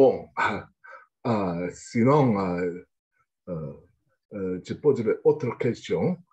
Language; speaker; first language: French; non-native, learner; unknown